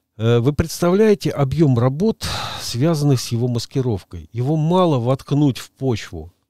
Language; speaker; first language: Russian; native; Russian